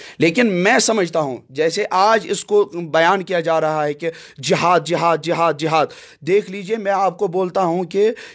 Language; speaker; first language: Hindi; non-native, local second language; Kashmiri